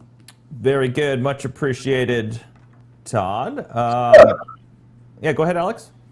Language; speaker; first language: English; native; English